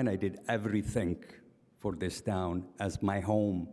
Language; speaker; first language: English; non-native, fluent; Arabic